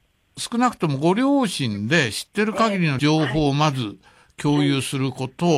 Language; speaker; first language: Japanese; native; Japanese